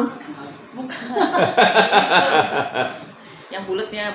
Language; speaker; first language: Indonesian; native; Indonesian